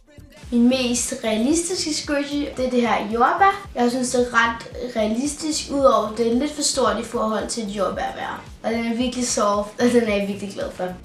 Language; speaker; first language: Danish; native; Danish